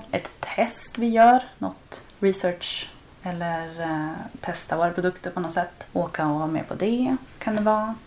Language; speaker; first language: Swedish; native; Swedish